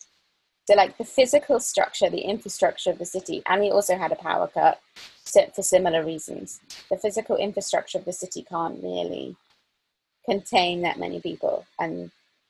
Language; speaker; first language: English; native; English